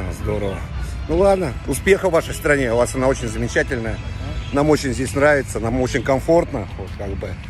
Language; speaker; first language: Russian; native; Russian